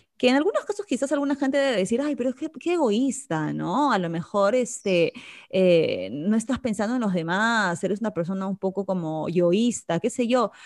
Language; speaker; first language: Spanish; native; Spanish